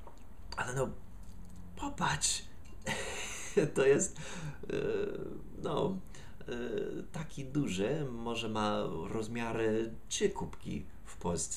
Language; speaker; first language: Polish; non-native, learner; English